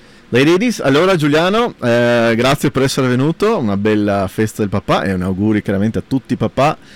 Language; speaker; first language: Italian; native; Italian